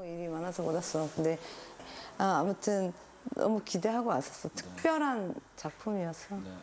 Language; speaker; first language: Korean; native; Korean